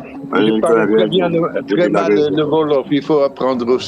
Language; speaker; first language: French; non-native, fluent; Dutch